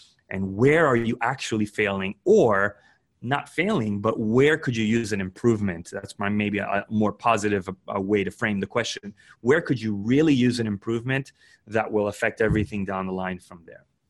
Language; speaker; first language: English; early bilingual, other home language; Spanish